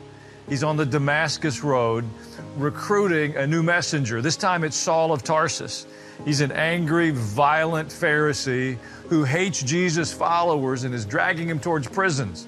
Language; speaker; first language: English; native; English